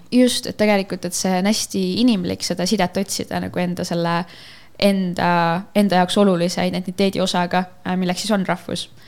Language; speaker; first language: Estonian; native; Estonian